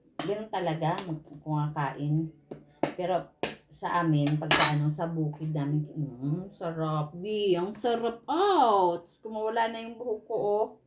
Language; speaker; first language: Filipino; non-native, local second language; Cebuano